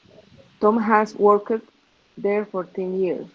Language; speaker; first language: English; non-native, learner; Spanish